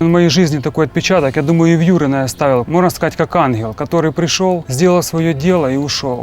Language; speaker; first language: Russian; native; Russian